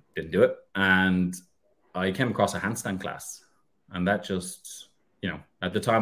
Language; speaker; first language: English; native; English